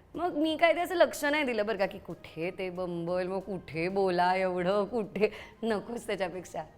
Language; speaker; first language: Marathi; native; Marathi